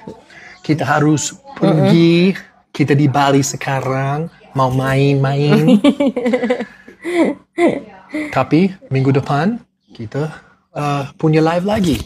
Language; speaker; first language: Indonesian; non-native, learner; English